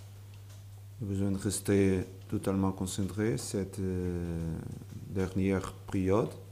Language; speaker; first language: French; non-native, learner; Portuguese